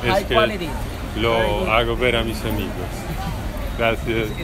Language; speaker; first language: Spanish; non-native, learner; Polish